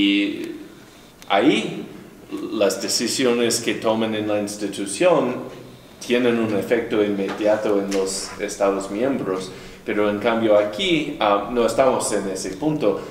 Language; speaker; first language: Spanish; non-native, fluent; English